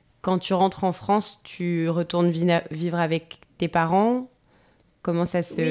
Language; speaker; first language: French; native; French